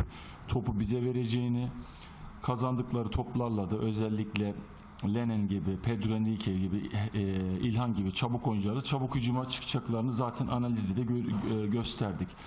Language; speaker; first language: Turkish; native; Turkish